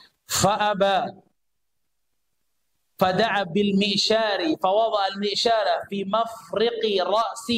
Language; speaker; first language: Arabic; non-native, fluent; Indonesian